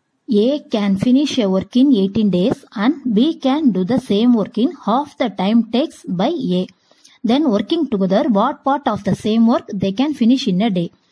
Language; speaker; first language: English; non-native, local second language; Tamil